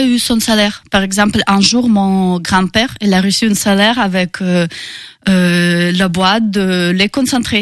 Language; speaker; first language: French; non-native, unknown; Russian